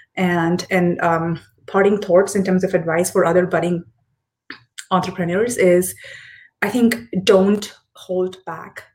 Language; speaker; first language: English; non-native, local second language; Hindi